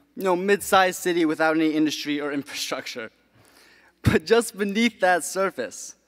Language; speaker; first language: English; native; English